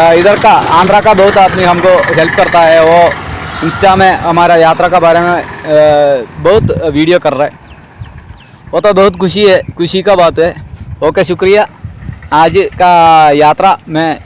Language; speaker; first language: Hindi; non-native, local second language; Malayalam